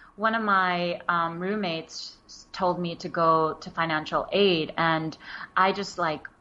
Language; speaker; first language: English; early bilingual, other home language; Wu Chinese